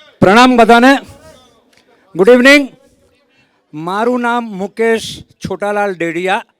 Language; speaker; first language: Gujarati; non-native, local second language; Kachhi